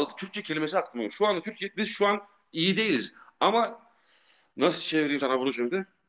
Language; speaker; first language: Turkish; early bilingual, heritage; Turkish